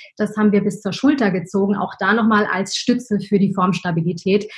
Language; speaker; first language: German; early bilingual, other home language; Arabic